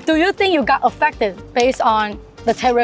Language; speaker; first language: English; non-native, fluent; Chinese